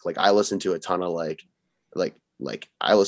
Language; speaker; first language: English; native; English